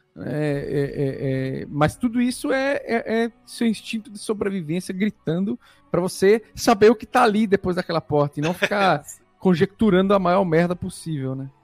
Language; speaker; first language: Portuguese; early bilingual, other home language; Italian